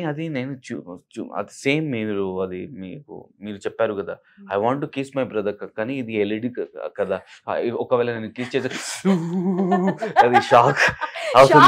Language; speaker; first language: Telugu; non-native, local second language; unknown